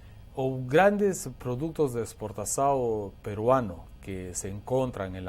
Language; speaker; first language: Portuguese; non-native, learner; Spanish